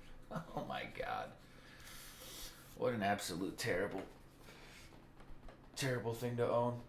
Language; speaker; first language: English; native; English